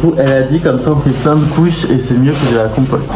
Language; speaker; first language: French; native; French